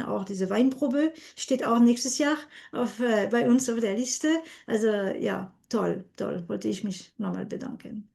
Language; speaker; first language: German; non-native, fluent; French